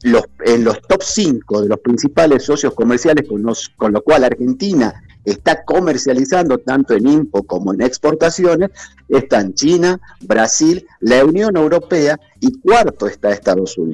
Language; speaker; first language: Spanish; native; Spanish